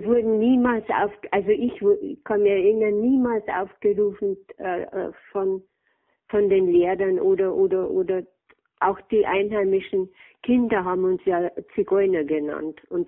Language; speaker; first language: German; native; German